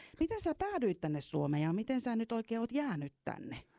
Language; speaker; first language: Finnish; native; Finnish